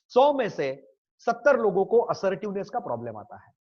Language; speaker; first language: Hindi; non-native, local second language; Marathi